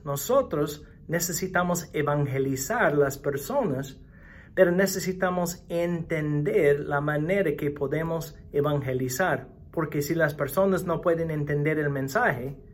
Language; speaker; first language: Spanish; non-native, fluent; English